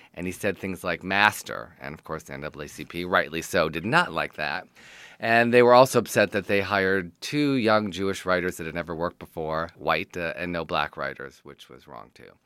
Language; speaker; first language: English; native; English